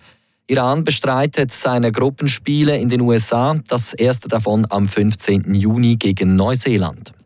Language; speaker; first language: German; native; German